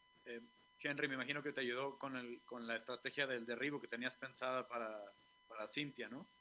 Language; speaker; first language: Spanish; native; Spanish